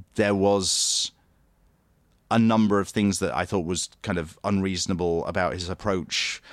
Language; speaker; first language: English; native; English